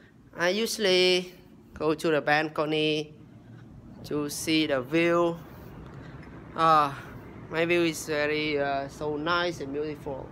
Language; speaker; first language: English; non-native, learner; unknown